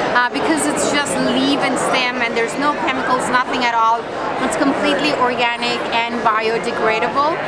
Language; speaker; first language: English; non-native, fluent; French